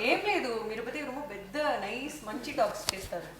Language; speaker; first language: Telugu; non-native, learner; Tamil